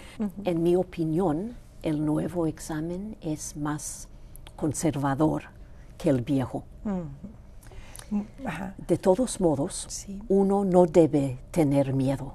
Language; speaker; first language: Spanish; non-native, local second language; Greek